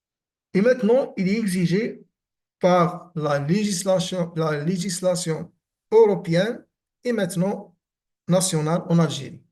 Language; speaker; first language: French; non-native, local second language; Arabic